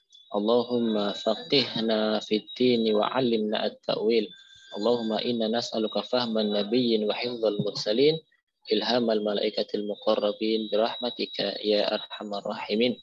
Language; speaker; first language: Arabic; non-native, fluent; Indonesian